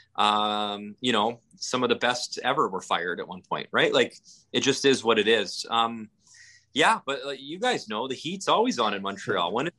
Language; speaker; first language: English; native; English